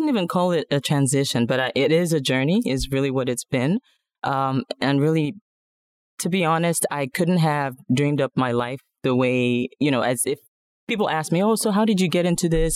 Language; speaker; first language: English; non-native, local second language; Yoruba